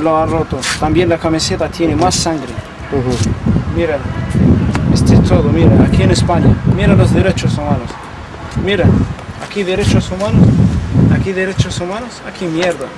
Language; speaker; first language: Spanish; non-native, learner; Arabic